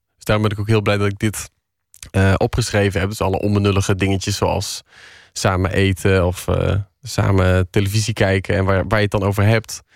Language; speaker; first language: Dutch; native; Dutch